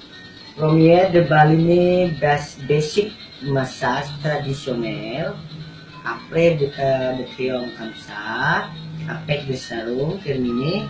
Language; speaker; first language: French; non-native, learner; Indonesian